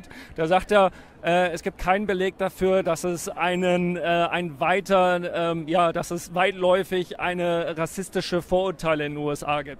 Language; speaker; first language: German; native; German